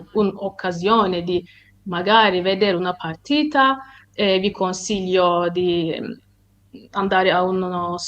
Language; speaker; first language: Italian; non-native, fluent; Turkish